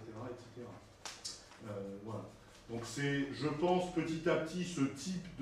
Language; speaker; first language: French; native; French